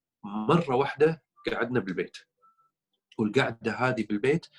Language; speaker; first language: Arabic; native; Arabic